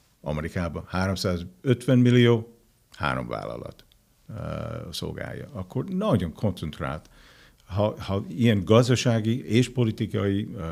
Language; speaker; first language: Hungarian; non-native, fluent; English